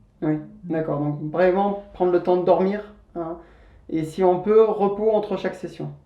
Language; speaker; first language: French; native; French